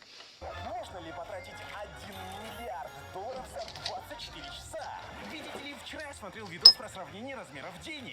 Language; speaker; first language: Russian; native; Russian